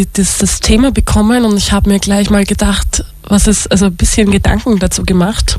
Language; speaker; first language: German; native; German